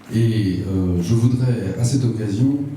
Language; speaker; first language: French; native; French